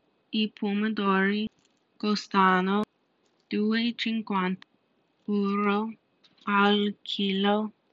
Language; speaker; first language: Italian; non-native, learner; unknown